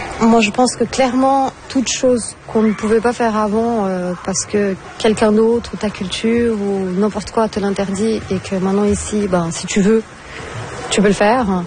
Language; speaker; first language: French; non-native, fluent; Portuguese